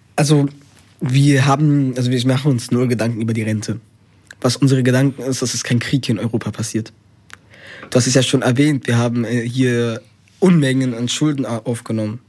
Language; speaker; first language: German; early bilingual, other home language; Spanish